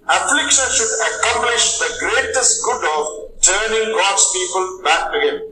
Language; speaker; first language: English; non-native, local second language; Malayalam